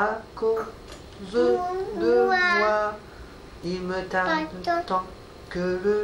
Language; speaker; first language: French; native; French